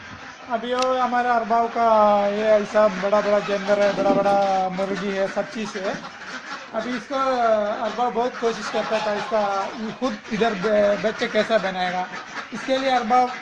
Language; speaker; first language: Hindi; non-native, local second language; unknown